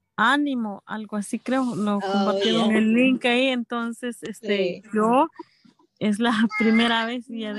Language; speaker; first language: Spanish; non-native, local second language; Kʼicheʼ